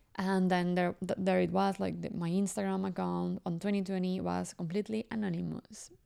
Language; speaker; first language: English; non-native, fluent; Spanish